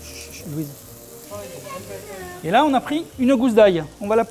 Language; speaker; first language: French; native; French